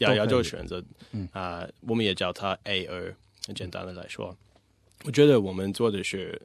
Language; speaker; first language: Chinese; non-native, fluent; English